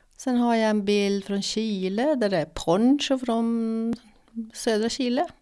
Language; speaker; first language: Swedish; native; Swedish